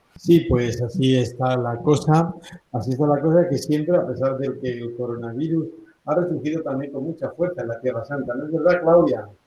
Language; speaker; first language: Spanish; native; Spanish